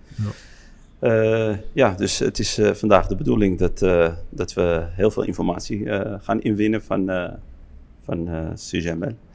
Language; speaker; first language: Dutch; early bilingual, other home language; Arabic